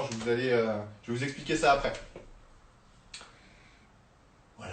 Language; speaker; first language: French; native; French